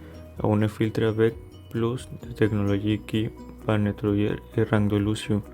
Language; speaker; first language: French; non-native, learner; Spanish